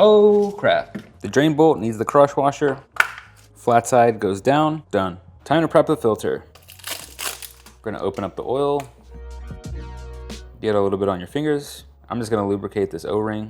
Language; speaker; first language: English; native; English